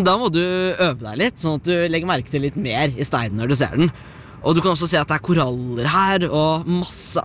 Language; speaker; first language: Norwegian; native; Norwegian